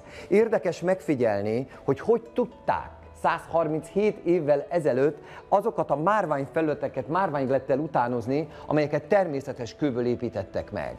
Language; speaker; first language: Hungarian; native; Hungarian